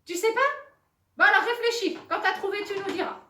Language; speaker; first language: French; native; French